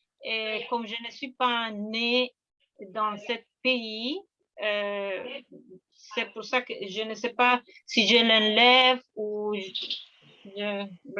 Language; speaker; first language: French; non-native, fluent; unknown